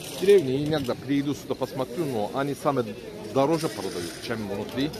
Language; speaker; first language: Russian; non-native, learner; Turkish